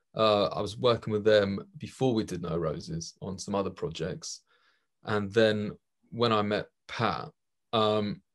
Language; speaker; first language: English; native; English